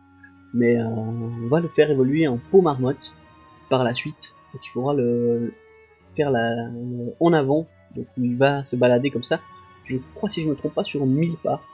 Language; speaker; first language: French; native; French